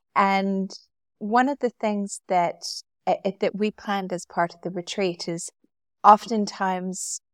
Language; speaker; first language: English; native; English